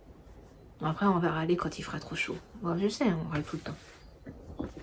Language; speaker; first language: French; native; French